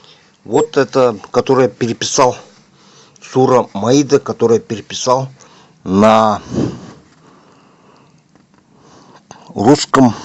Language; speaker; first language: Russian; non-native, local second language; Kazakh